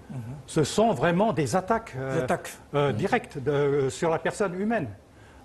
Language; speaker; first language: French; early bilingual, other home language; Chinese